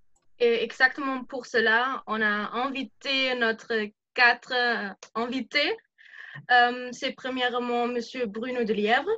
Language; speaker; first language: French; non-native, fluent; German